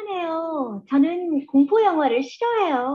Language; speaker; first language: Korean; non-native, learner; Vietnamese